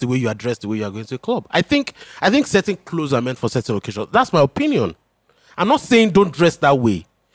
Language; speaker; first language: English; non-native, local second language; Yoruba